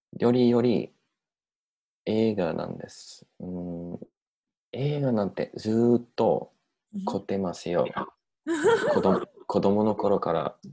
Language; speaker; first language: Japanese; non-native, learner; English